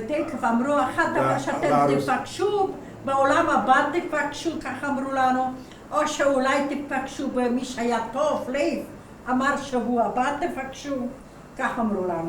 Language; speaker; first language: Hebrew; non-native, fluent; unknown